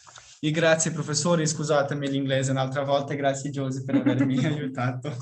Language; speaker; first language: Italian; non-native, learner; Portuguese